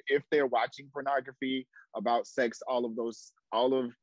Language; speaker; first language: English; native; English